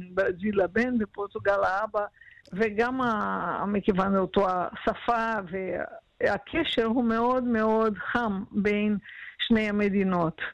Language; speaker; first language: Hebrew; non-native, fluent; Portuguese